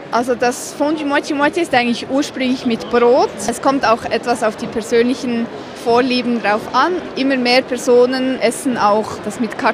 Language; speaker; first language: German; native; German